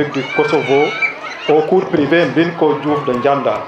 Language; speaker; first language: French; non-native, local second language; Serer